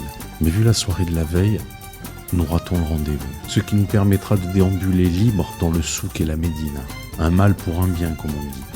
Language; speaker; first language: French; native; French